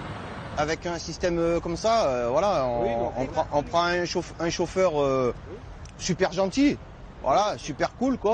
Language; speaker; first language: French; native; French